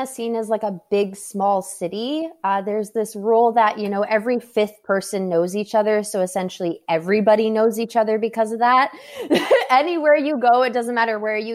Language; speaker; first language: English; native; English